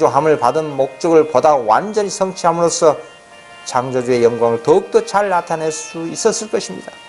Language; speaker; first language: Korean; native; Korean